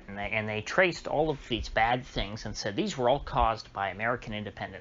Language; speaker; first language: English; native; English